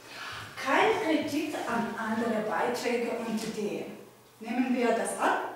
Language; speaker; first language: German; non-native, fluent; Ukrainian